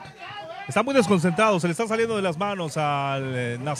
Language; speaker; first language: Spanish; native; Spanish